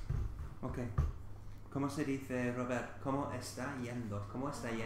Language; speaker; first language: Spanish; non-native, fluent; English